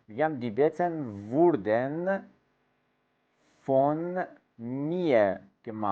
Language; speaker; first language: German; non-native, fluent; Persian